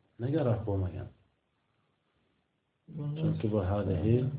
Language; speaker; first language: Arabic; non-native, fluent; Uzbek